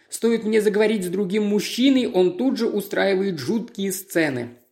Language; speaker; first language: Russian; native; Russian